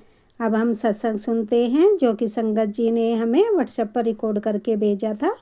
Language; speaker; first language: Hindi; native; Hindi